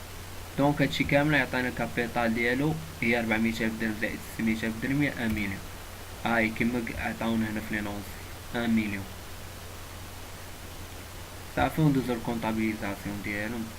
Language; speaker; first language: Arabic; native; Arabic